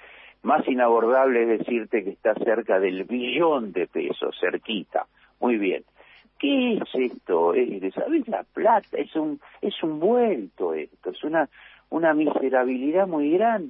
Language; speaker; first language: Spanish; native; Spanish